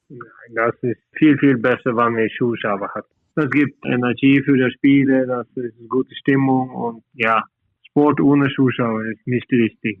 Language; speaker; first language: German; non-native, fluent; Norwegian